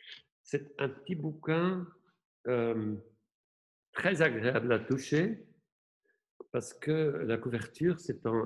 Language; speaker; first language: French; non-native, local second language; German